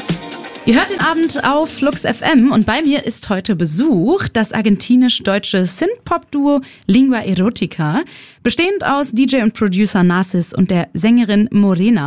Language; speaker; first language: German; native; German